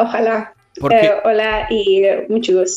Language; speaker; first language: Spanish; non-native, learner; Persian